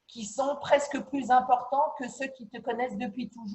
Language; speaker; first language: French; native; French